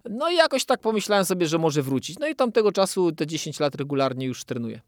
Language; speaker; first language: Polish; native; Polish